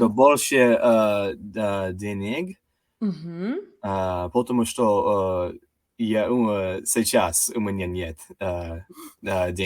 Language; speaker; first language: Russian; non-native, learner; English